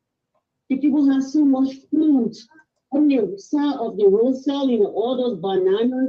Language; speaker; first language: English; native; English